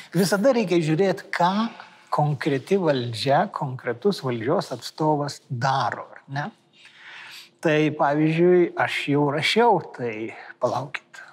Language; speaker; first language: Lithuanian; native; Lithuanian